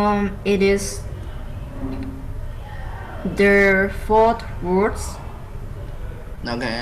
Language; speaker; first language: English; non-native, learner; Vietnamese